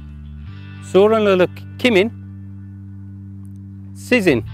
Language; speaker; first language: Turkish; non-native, learner; English